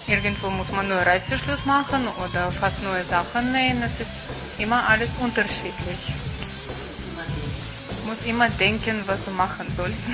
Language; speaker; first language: German; non-native, fluent; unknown